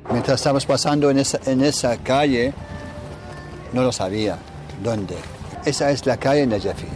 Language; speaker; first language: Spanish; non-native, fluent; Arabic